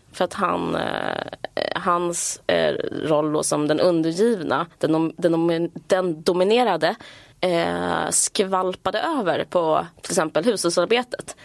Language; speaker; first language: Swedish; native; Swedish